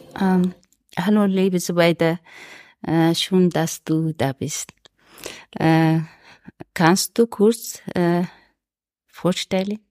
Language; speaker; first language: German; non-native, learner; Persian